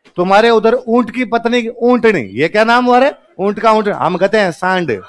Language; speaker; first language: Hindi; non-native, local second language; Rajasthani